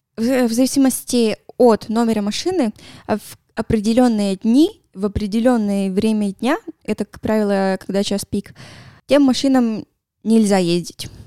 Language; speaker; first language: Russian; non-native, fluent; Spanish